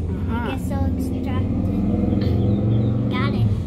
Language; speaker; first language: English; early bilingual, other home language; Russian